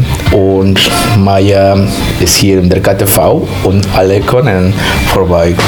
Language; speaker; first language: German; non-native, learner; Spanish